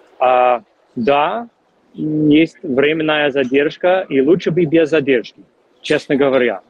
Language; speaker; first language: Russian; non-native, fluent; English